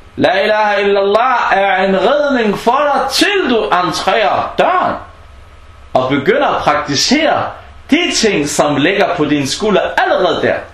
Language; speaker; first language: Danish; non-native, fluent; Arabic